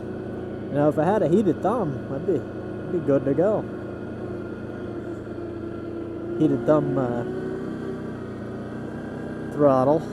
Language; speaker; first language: English; native; English